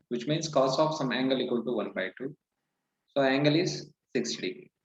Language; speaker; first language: English; non-native, local second language; Kannada